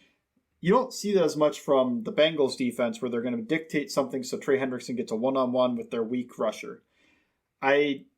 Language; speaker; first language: English; native; English